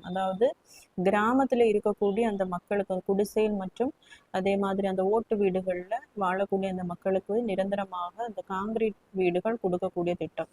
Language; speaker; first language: Tamil; native; Tamil